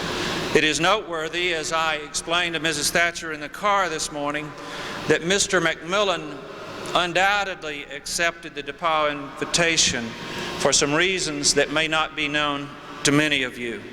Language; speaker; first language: English; native; English